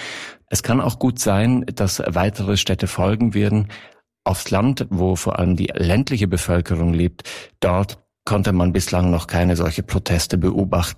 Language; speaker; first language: German; native; German